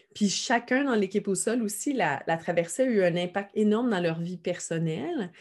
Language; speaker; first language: French; native; French